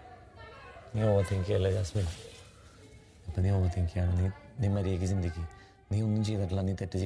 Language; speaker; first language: Malayalam; native; Malayalam